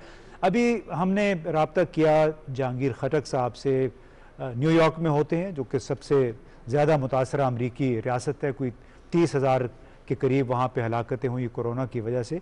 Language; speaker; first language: Urdu; native; Urdu